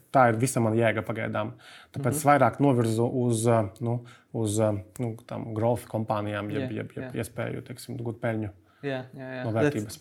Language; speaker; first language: Latvian; native; Latvian